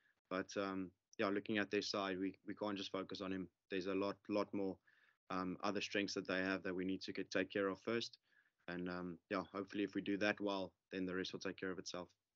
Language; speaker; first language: English; non-native, local second language; Afrikaans